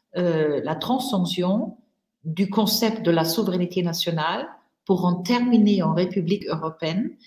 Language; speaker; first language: French; non-native, fluent; German